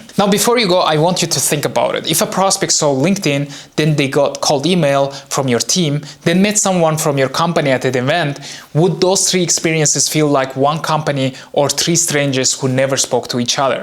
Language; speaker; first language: English; non-native, fluent; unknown